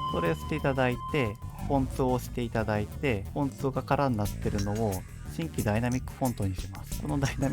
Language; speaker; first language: Japanese; native; Japanese